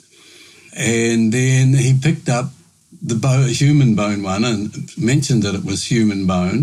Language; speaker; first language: English; native; English